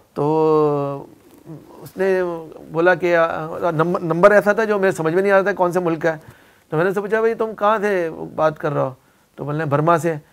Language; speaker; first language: Urdu; native; Urdu